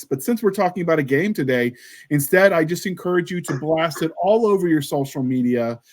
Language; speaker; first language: English; native; English